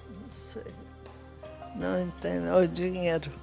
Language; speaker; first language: Portuguese; non-native, fluent; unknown